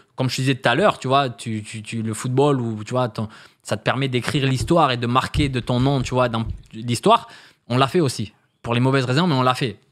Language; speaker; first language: French; native; French